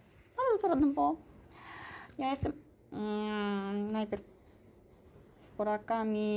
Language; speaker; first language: Polish; non-native, learner; Japanese